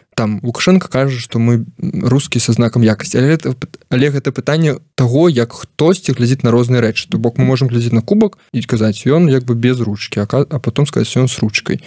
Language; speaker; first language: Belarusian; non-native, local second language; Russian